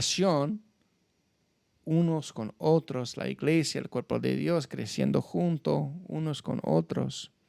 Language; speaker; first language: Spanish; non-native, fluent; English